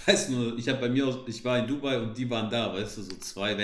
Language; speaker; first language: German; native; German